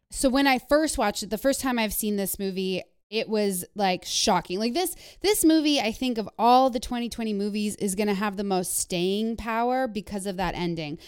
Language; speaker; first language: English; non-native, fluent; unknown